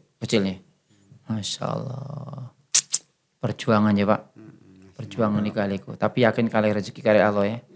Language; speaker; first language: Indonesian; native; Indonesian